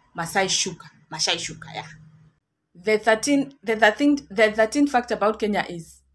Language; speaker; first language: English; non-native, local second language; Kikuyu